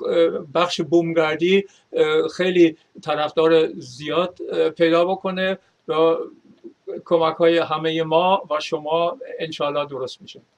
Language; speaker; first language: Persian; non-native, fluent; German